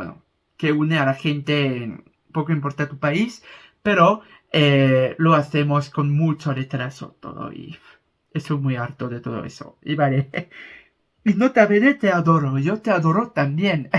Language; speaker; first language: Spanish; non-native, fluent; French